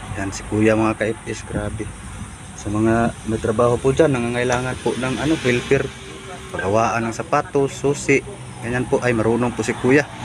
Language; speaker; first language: Filipino; non-native, local second language; Cebuano